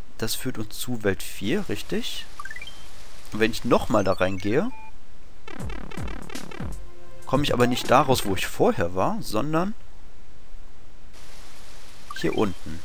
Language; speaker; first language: German; native; German